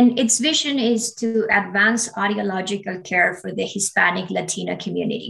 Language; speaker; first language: English; non-native, fluent; Spanish